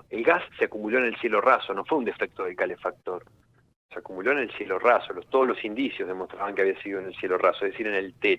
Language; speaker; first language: Spanish; native; Spanish